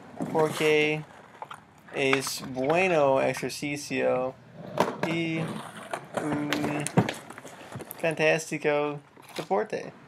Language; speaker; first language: Spanish; non-native, learner; English